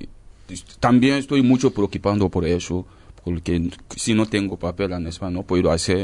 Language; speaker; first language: Spanish; non-native, learner; French